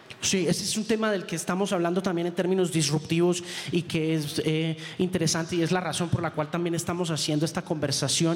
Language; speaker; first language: Spanish; native; Spanish